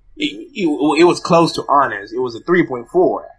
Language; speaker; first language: English; early bilingual, other home language; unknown